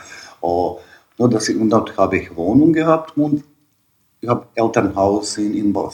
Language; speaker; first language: German; non-native, learner; Bosnian